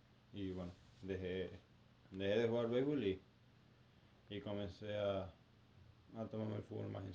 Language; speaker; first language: Spanish; native; Spanish